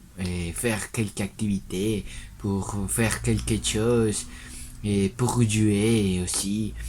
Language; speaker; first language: French; non-native, learner; Spanish